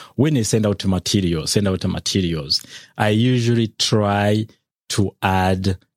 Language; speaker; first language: English; non-native, local second language; Kinyarwanda